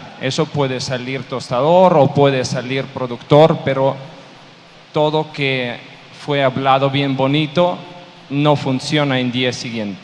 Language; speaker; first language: Spanish; non-native, learner; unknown